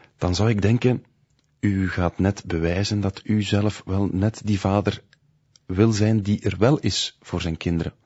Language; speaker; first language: Dutch; native; Dutch